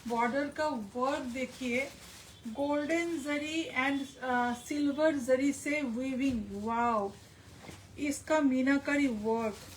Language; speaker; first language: Hindi; non-native, local second language; Bangla